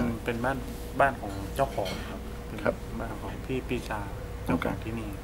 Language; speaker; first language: Thai; native; Thai